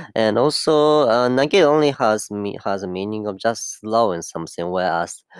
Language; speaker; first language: English; non-native, fluent; Japanese